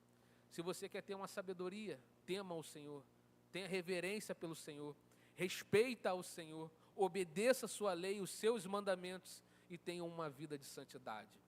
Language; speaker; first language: Portuguese; native; Portuguese